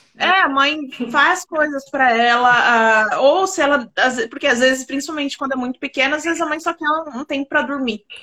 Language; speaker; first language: Portuguese; native; Portuguese